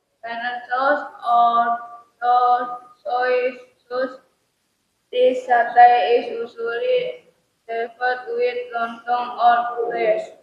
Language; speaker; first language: English; non-native, learner; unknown